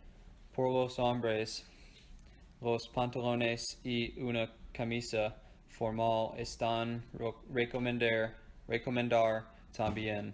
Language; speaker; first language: Spanish; non-native, learner; English